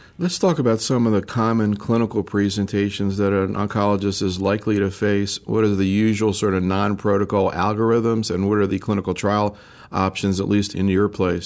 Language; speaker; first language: English; native; English